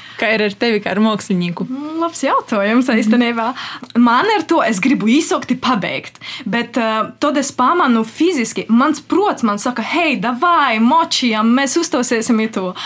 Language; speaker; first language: Latvian; native; Latvian